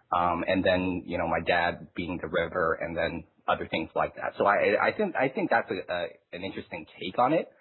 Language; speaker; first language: English; early bilingual, other home language; Chinese